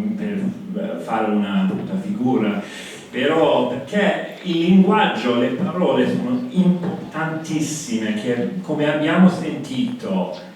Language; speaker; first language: Italian; non-native, fluent; English